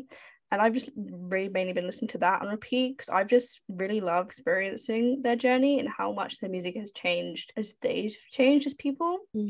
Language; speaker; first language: English; native; English